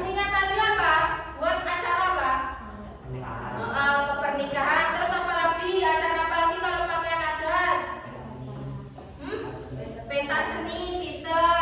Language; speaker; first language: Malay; non-native, local second language; Javanese